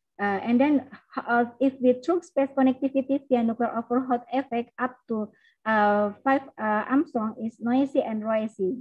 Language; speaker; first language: English; non-native, learner; Indonesian